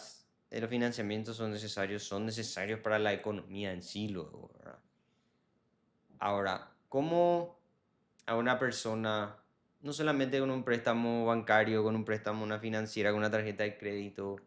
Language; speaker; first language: Spanish; native; Spanish